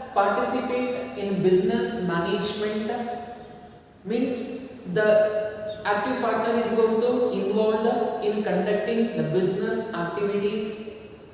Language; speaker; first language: English; non-native, local second language; Kannada